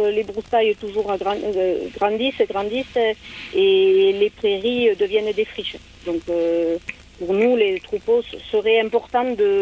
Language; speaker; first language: French; native; French